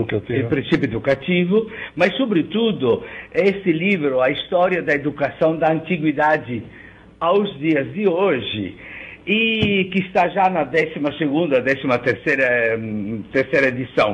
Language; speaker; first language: Portuguese; non-native, fluent; Italian